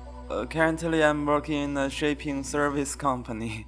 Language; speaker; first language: English; non-native, learner; Chinese